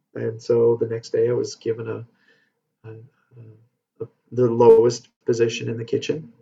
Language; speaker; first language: English; native; English